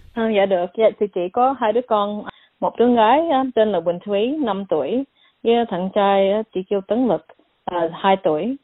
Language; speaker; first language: Vietnamese; early bilingual, heritage; Vietnamese